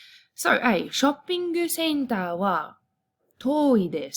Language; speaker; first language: Japanese; non-native, fluent; English